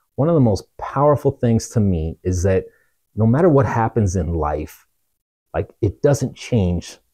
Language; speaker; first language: English; native; English